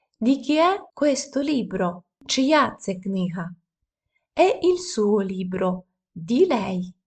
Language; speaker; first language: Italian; non-native, fluent; Ukrainian